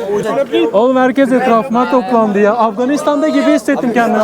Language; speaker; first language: Turkish; native; Turkish